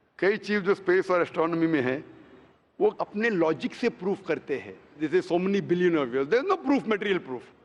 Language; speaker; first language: Hindi; non-native, local second language; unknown